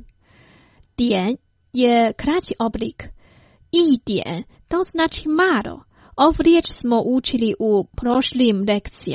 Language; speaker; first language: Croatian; non-native, fluent; Chinese